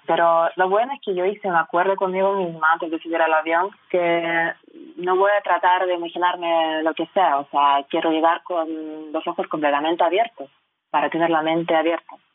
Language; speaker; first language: Spanish; non-native, fluent; Russian